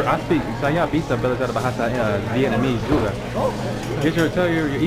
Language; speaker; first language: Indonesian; non-native, learner; English